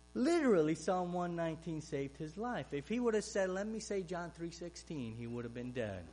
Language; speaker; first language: English; non-native, fluent; Romanian